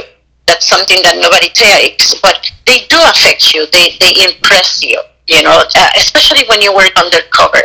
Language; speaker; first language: English; non-native, fluent; Spanish